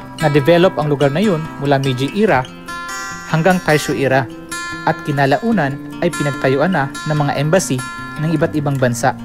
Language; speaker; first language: Filipino; non-native, local second language; Bikol